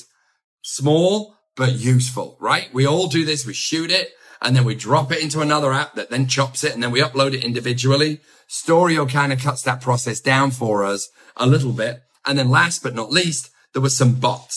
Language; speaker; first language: English; native; English